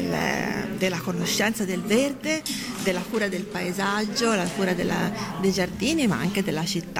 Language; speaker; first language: Italian; native; Italian